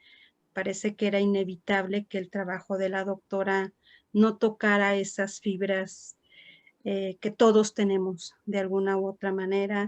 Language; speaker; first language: Spanish; native; Spanish